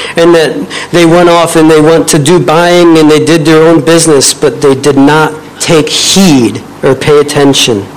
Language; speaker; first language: English; native; English